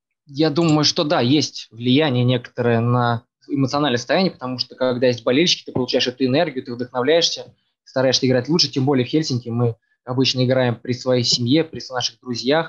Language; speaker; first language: Russian; native; Russian